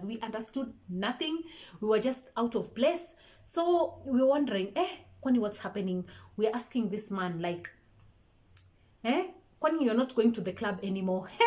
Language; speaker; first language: English; non-native, local second language; Swahili